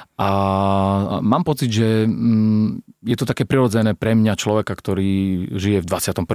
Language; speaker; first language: Slovak; non-native, local second language; Rusyn